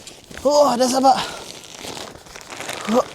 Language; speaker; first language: German; non-native, learner; Filipino